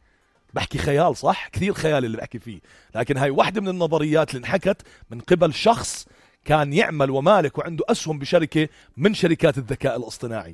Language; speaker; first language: Arabic; native; Arabic